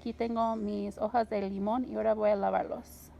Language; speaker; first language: Spanish; non-native, learner; English